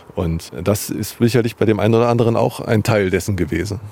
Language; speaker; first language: German; native; German